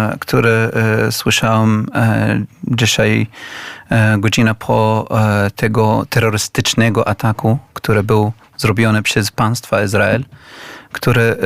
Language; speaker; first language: Polish; non-native, learner; Arabic